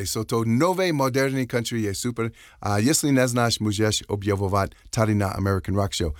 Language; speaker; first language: Czech; non-native, learner; English